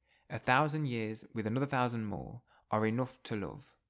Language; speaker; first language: English; native; English